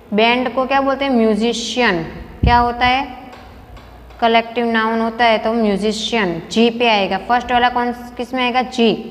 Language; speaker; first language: Hindi; non-native, local second language; Gujarati